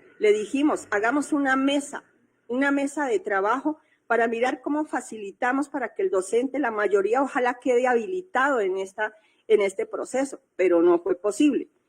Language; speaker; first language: Spanish; native; Spanish